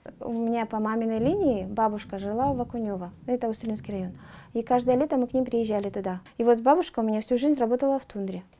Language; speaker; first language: Russian; non-native, local second language; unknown